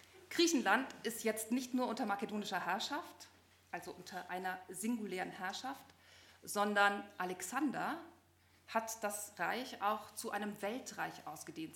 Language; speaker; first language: German; native; German